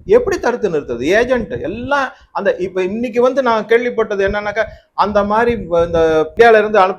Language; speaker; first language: Tamil; native; Tamil